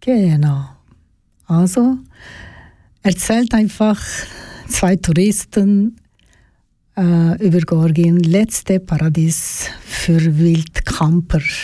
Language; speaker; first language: German; non-native, fluent; Georgian